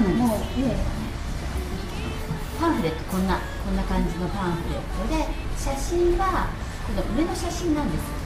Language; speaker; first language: Japanese; native; Japanese